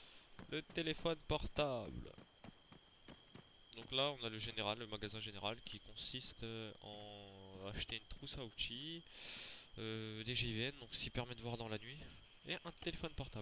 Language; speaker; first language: French; native; French